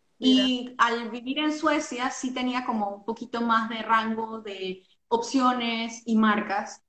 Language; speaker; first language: Spanish; native; Spanish